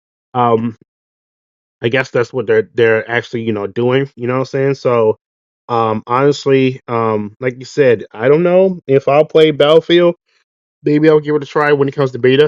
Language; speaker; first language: English; native; English